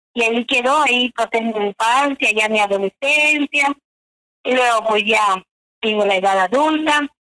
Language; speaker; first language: Spanish; native; Spanish